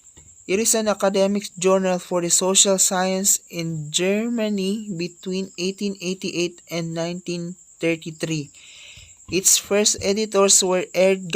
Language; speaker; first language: English; non-native, local second language; Filipino